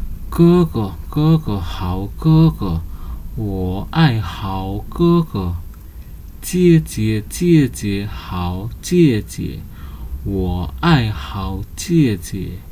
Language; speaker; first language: Chinese; non-native, fluent; Nepali